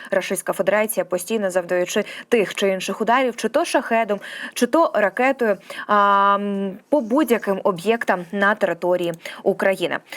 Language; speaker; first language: Ukrainian; native; Ukrainian